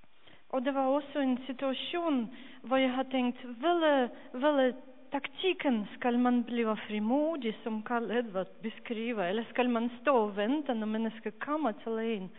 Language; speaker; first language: Danish; non-native, fluent; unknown